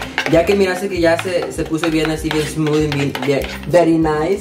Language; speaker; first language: Spanish; early bilingual, heritage; Spanish